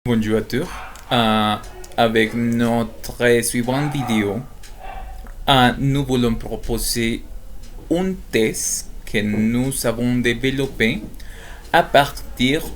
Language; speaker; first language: French; non-native, fluent; Spanish